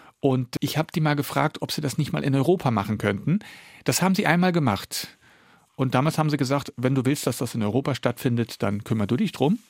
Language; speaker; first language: German; early bilingual, other home language; Dutch